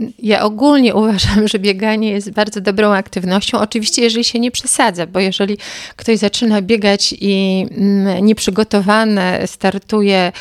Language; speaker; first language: Polish; native; Polish